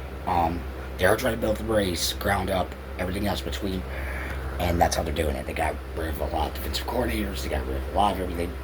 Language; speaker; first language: English; native; English